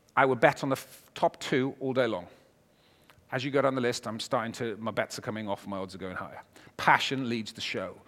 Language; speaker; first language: English; native; English